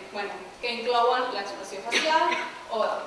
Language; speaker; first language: Catalan; native; Catalan